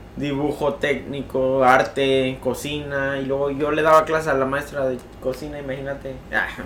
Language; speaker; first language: Spanish; native; Spanish